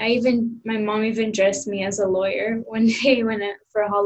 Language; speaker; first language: English; early bilingual, other home language; Spanish